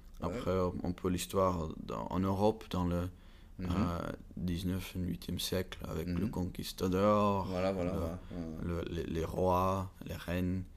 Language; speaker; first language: French; non-native, learner; Dutch